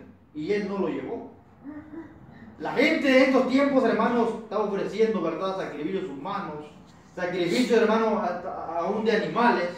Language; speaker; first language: Spanish; native; Spanish